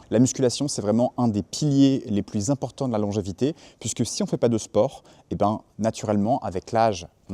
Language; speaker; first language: French; native; French